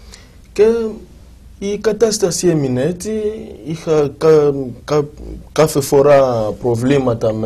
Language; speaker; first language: Greek; non-native, fluent; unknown